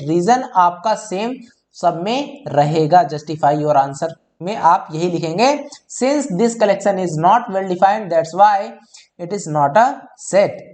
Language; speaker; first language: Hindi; native; Hindi